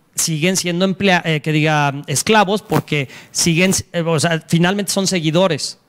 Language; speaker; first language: Spanish; native; Spanish